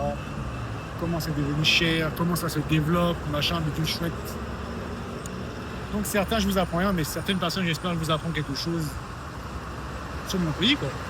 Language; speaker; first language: French; native; French